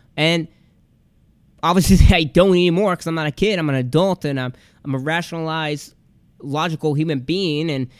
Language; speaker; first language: English; native; English